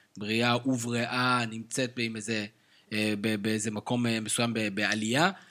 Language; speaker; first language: Hebrew; native; Hebrew